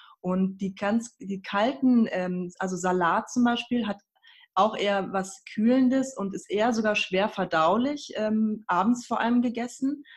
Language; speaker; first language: German; early bilingual, other home language; Persian